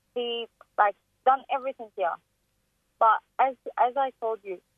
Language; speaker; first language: English; non-native, fluent; Persian